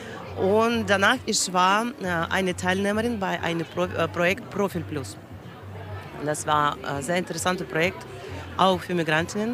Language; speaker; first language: German; non-native, learner; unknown